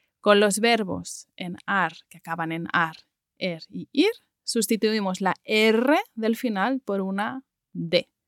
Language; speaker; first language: Spanish; native; Spanish